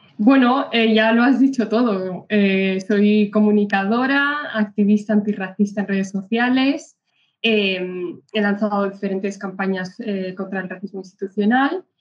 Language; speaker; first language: Spanish; early bilingual, other home language; Arabic